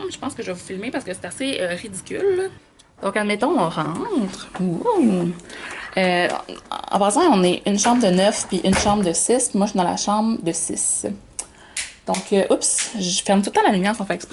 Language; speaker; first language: French; native; French